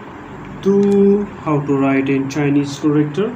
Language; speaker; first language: English; non-native, local second language; Urdu